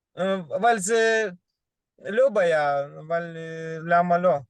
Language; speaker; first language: Hebrew; non-native, learner; Russian